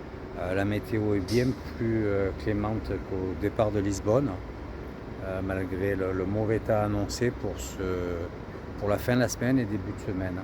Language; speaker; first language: French; native; French